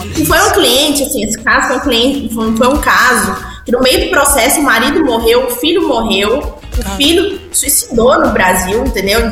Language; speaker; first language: Portuguese; early bilingual, heritage; Portuguese